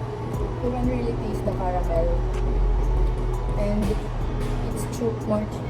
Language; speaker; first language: English; non-native, local second language; Filipino